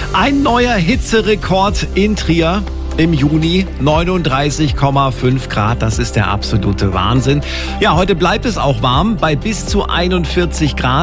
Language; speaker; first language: German; native; German